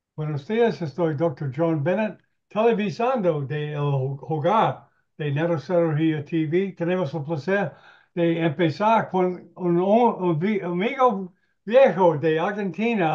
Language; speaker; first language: Spanish; non-native, learner; English